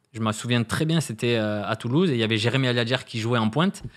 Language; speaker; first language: French; native; French